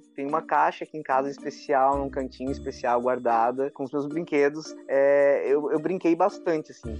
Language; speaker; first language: Portuguese; native; Portuguese